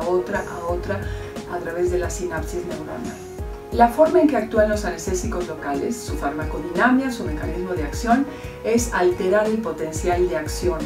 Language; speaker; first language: Spanish; native; Spanish